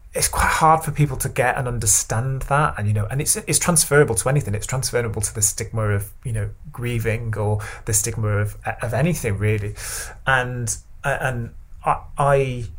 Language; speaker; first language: English; native; English